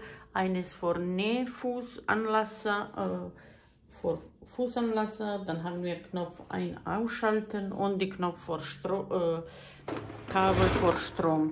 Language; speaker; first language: German; non-native, fluent; Croatian